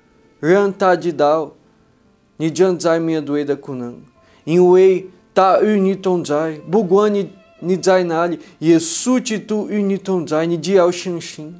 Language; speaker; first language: Chinese; non-native, fluent; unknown